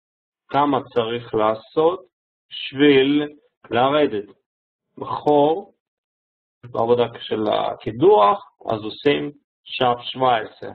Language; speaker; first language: Hebrew; non-native, fluent; Russian